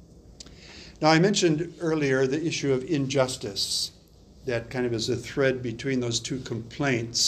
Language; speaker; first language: English; native; English